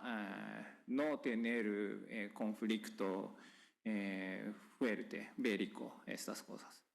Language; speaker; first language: Spanish; non-native, fluent; Japanese